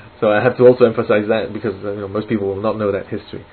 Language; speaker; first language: English; non-native, fluent; Italian